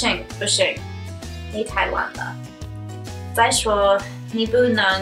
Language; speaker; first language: Chinese; non-native, learner; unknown